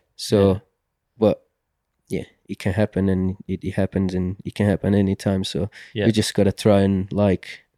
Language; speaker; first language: English; non-native, fluent; Portuguese